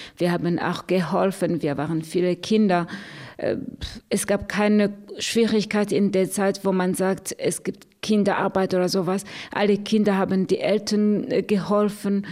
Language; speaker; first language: German; non-native, fluent; Rundi